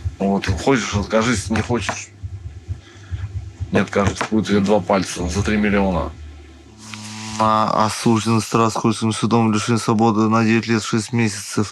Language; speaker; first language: Russian; native; Russian